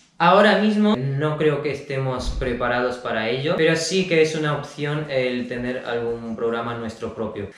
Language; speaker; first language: Spanish; early bilingual, other home language; Russian